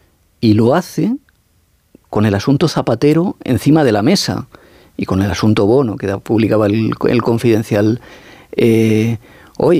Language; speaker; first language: Spanish; native; Spanish